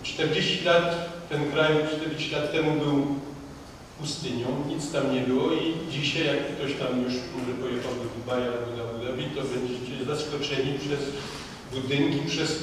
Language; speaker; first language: Polish; early bilingual, heritage; French